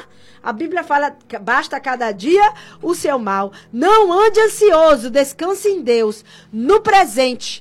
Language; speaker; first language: Portuguese; native; Portuguese